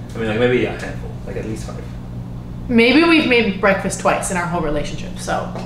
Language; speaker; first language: English; native; English